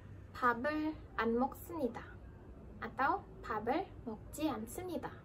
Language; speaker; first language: Korean; non-native, fluent; Indonesian